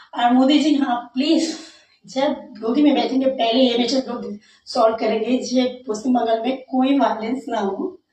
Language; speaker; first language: Hindi; non-native, local second language; Bangla